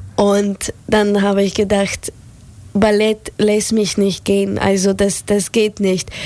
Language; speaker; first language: German; non-native, fluent; Russian